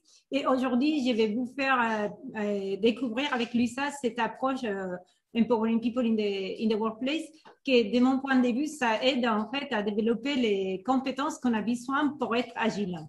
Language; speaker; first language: French; non-native, fluent; Spanish